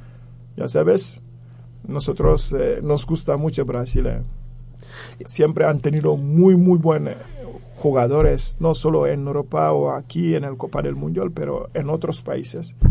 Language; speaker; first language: Spanish; non-native, fluent; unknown